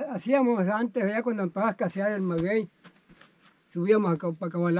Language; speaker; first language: Spanish; native; Spanish